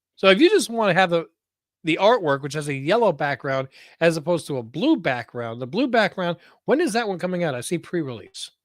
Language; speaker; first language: English; native; English